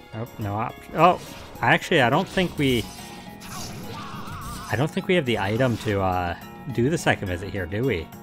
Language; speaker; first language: English; native; English